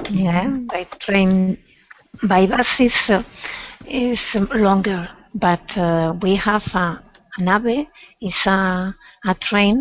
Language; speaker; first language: English; non-native, learner; Spanish